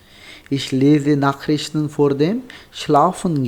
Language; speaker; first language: German; non-native, learner; Urdu